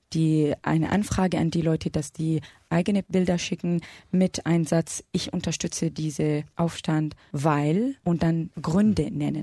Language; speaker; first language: German; non-native, fluent; Arabic